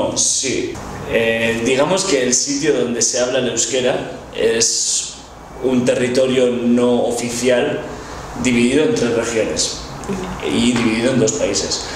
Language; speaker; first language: Spanish; non-native, local second language; Basque